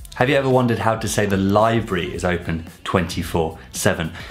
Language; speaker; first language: English; native; English